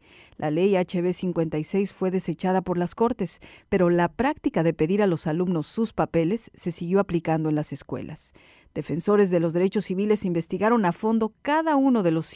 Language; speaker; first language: Spanish; native; Spanish